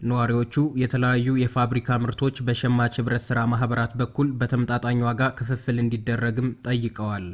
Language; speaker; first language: Amharic; native; Amharic